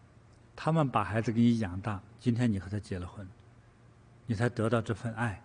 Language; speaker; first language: Chinese; native; Chinese